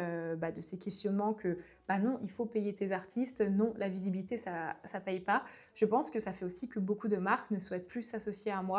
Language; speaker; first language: French; native; French